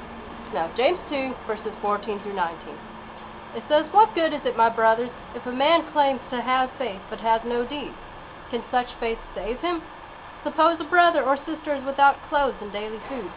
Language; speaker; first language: English; native; English